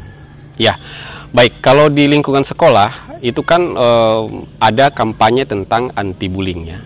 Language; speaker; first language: Indonesian; native; Indonesian